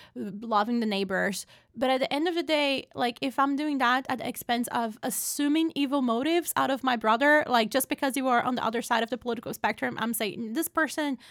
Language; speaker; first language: English; non-native, fluent; Portuguese